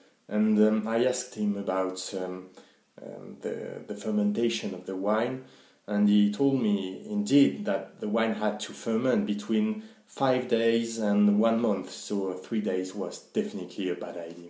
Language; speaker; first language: English; non-native, fluent; French